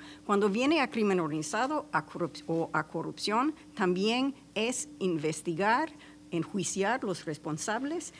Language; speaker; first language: Spanish; non-native, fluent; English